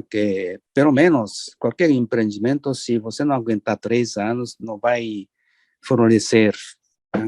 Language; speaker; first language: Portuguese; non-native, learner; Japanese